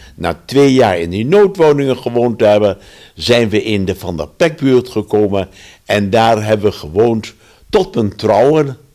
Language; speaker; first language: Dutch; early bilingual, other home language; German